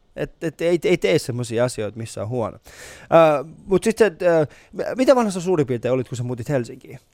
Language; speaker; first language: Finnish; early bilingual, other home language; Persian